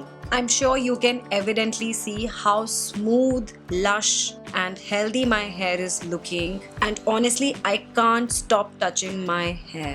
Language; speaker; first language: English; non-native, local second language; Hindi